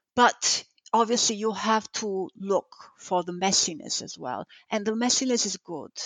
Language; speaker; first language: English; non-native, fluent; Italian